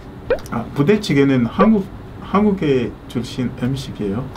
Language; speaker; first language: Korean; non-native, learner; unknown